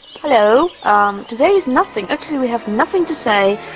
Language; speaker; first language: English; non-native, learner; Polish